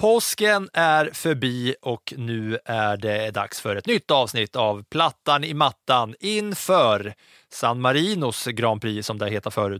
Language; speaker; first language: Swedish; native; Swedish